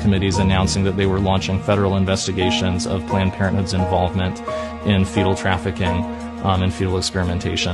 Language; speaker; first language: English; native; English